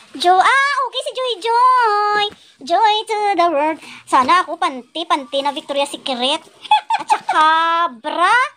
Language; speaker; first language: Filipino; non-native, local second language; Hiligaynon